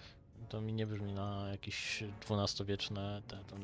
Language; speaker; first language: Polish; native; Polish